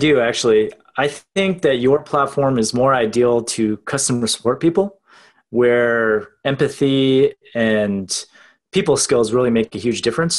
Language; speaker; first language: English; native; English